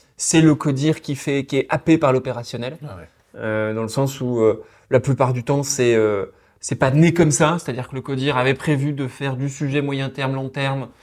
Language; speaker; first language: French; native; French